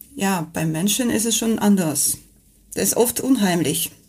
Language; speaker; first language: German; non-native, fluent; Russian